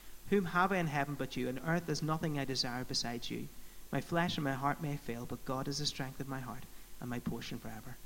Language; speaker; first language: English; native; English